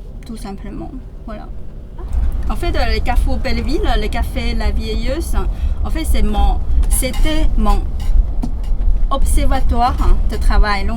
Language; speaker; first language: French; non-native, fluent; Chinese